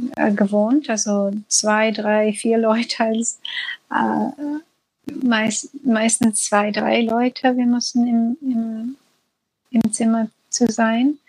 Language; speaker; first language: German; non-native, fluent; English